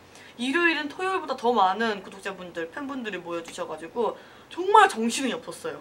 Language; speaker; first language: Korean; native; Korean